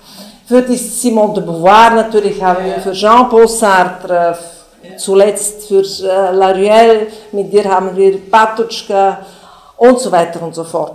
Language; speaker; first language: German; non-native, fluent; Bulgarian